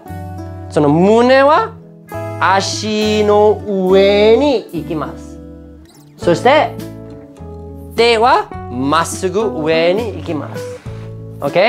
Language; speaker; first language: Japanese; non-native, fluent; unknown